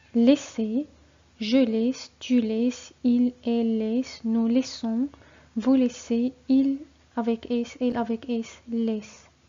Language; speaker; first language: French; non-native, fluent; Arabic